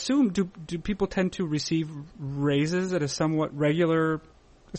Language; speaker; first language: English; native; English